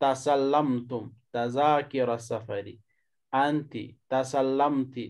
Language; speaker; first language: Arabic; non-native, fluent; Urdu